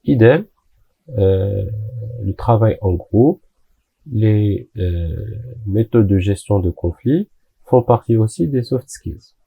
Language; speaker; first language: French; non-native, local second language; Arabic